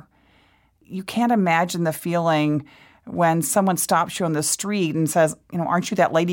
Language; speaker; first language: English; native; English